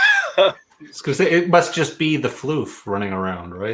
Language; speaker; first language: English; native; English